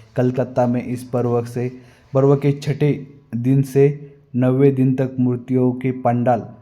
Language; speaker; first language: Hindi; non-native, local second language; Marathi